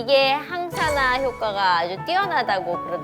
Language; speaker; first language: Korean; native; Korean